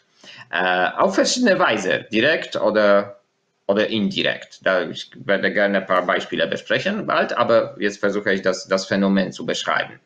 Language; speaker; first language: German; non-native, fluent; Polish